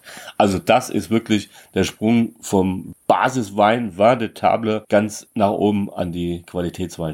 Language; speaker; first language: German; native; German